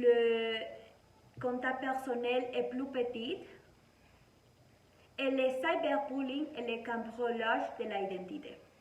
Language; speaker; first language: French; non-native, learner; Spanish